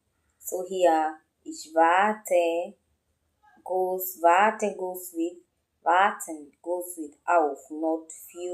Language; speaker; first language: German; non-native, learner; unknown